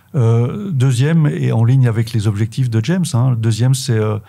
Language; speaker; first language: French; native; French